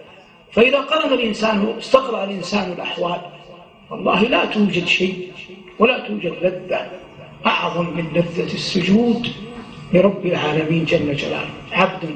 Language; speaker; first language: Arabic; native; Arabic